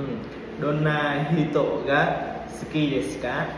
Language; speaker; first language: Japanese; non-native, learner; Vietnamese